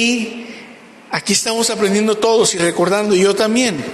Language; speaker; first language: Spanish; native; Spanish